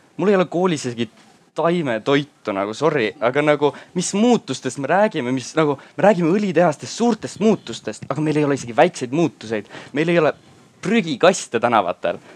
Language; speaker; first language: Estonian; non-native, local second language; Russian